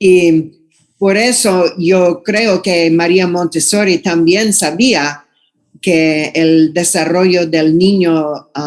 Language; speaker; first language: Spanish; non-native, fluent; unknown